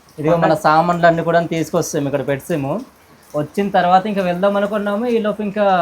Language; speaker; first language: Telugu; non-native, local second language; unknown